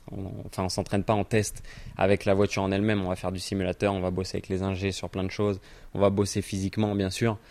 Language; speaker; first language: French; native; French